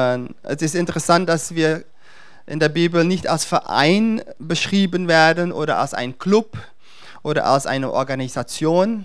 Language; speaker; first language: German; non-native, fluent; Dutch